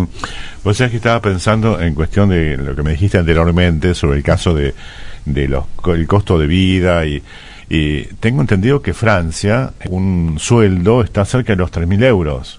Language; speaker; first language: Spanish; native; Spanish